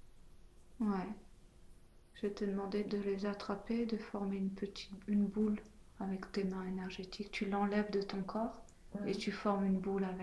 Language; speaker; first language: French; native; French